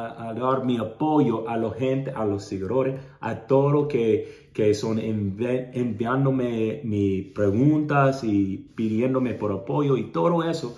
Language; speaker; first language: Spanish; non-native, learner; English